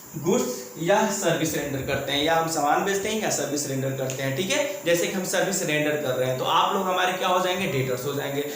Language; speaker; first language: Hindi; native; Hindi